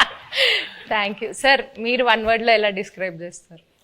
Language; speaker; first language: Telugu; native; Telugu